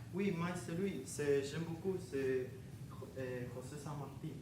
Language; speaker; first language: French; non-native, learner; Spanish